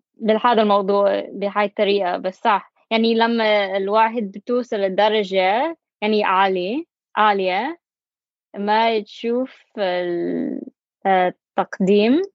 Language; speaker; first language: Arabic; non-native, learner; English